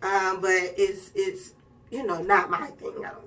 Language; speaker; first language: English; native; English